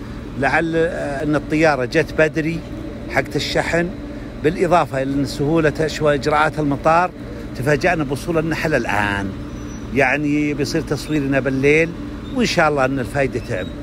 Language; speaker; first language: Arabic; native; Arabic